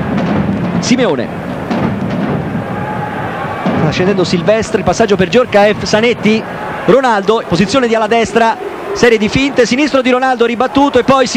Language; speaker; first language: Italian; native; Italian